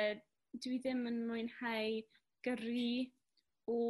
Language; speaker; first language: Welsh; non-native, learner; English